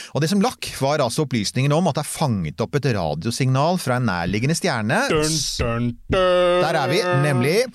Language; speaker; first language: Norwegian; native; Norwegian